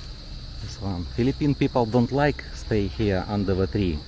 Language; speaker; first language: English; non-native, learner; Russian